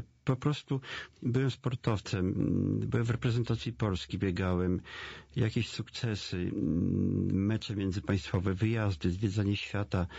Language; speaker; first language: Polish; native; Polish